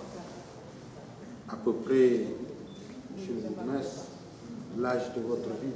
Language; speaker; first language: French; non-native, local second language; Wolof